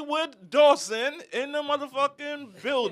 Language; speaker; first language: English; native; English